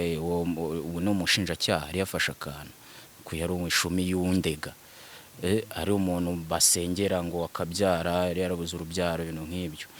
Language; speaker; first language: Kinyarwanda; early bilingual, other home language; Swahili